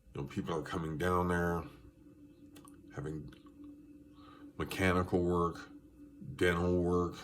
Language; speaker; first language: English; native; English